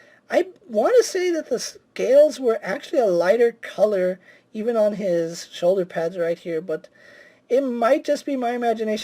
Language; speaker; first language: English; native; English